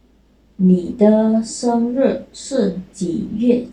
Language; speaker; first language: Chinese; non-native, fluent; Khmer